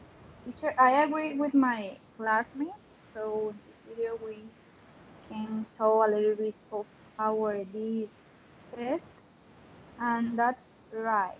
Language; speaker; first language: English; non-native, learner; Spanish